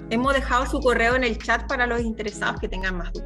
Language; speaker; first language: Spanish; native; Spanish